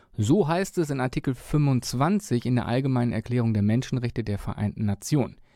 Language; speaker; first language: German; native; German